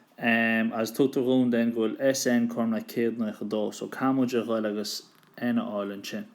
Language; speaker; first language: Irish; native; Irish